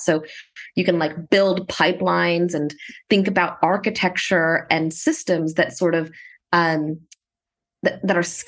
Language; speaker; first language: English; native; English